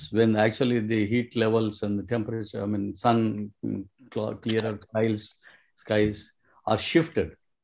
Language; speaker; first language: English; non-native, local second language; Telugu